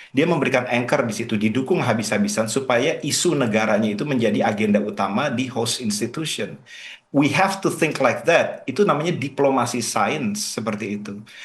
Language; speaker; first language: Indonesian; native; Indonesian